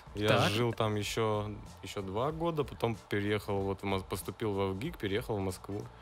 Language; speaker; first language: Russian; native; Russian